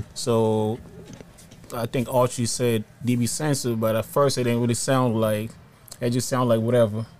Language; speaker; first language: English; early bilingual, other home language; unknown